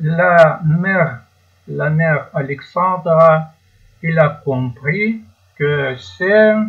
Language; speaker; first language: French; non-native, learner; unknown